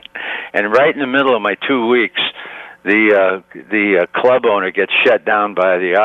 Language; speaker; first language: English; native; English